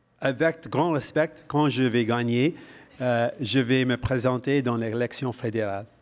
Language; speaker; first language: French; non-native, local second language; English